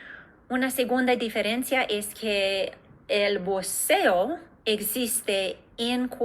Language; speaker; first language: Spanish; non-native, fluent; English